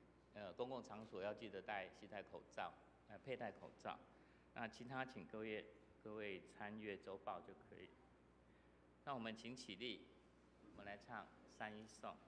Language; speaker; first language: Chinese; native; Chinese